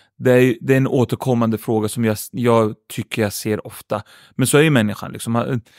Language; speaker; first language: Swedish; early bilingual, other home language; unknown